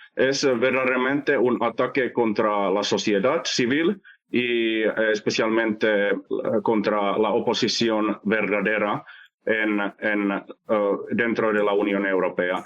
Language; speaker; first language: Spanish; non-native, fluent; Finnish